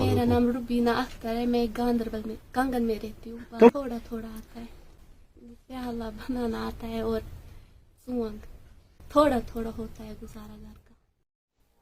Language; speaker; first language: Hindi; non-native, local second language; Kashmiri